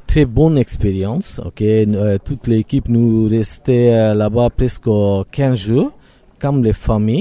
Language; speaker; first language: French; non-native, learner; Bangla